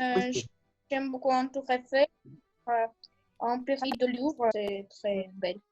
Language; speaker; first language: French; non-native, learner; Russian